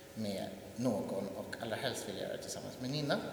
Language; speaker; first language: Swedish; native; Swedish